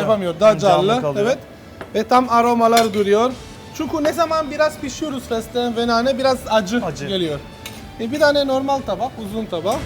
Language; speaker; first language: Turkish; non-native, learner; Italian